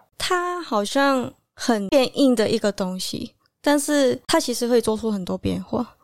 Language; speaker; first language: Chinese; non-native, local second language; Cantonese